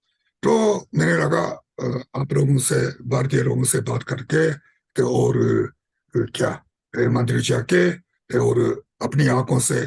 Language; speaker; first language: Hindi; non-native, fluent; Japanese